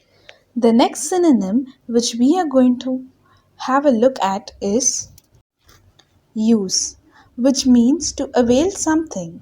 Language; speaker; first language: English; non-native, local second language; Tamil